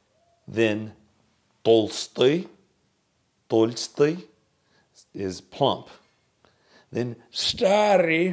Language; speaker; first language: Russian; non-native, fluent; English